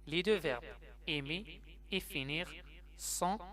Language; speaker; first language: French; non-native, local second language; Arabic